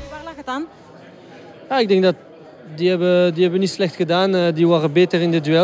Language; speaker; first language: Dutch; non-native, local second language; French